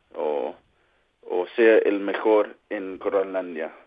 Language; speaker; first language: Spanish; non-native, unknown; Kalaallisut